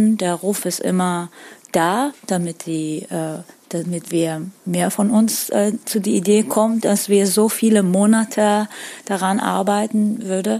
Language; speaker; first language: German; non-native, fluent; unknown